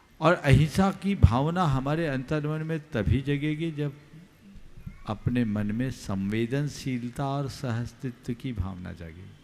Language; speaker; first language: Hindi; native; Hindi